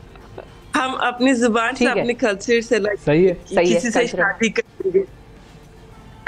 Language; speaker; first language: Hindi; non-native, fluent; Turkish